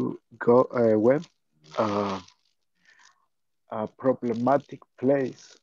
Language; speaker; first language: English; non-native, learner; Spanish